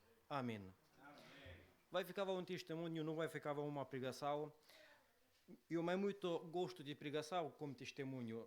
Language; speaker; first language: Portuguese; non-native, learner; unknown